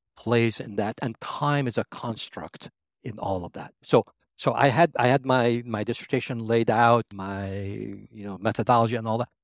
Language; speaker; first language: English; early bilingual, other home language; Arabic